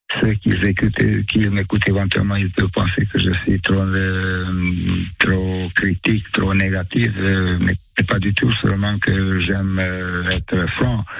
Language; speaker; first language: French; non-native, fluent; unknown